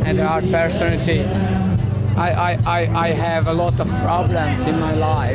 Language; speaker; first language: English; non-native, learner; Hungarian